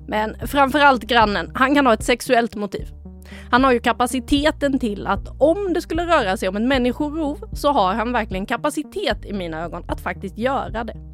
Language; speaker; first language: Swedish; native; Swedish